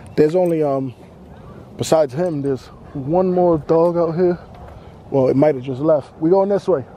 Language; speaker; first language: English; native; English